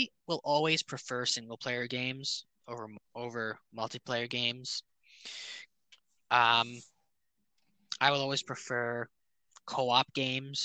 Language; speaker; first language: English; native; English